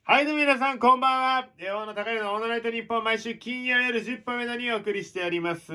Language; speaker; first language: Japanese; native; Japanese